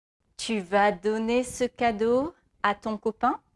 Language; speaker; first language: French; non-native, fluent; English